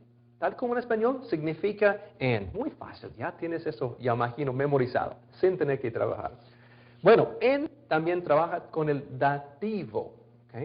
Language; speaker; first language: Spanish; non-native, fluent; English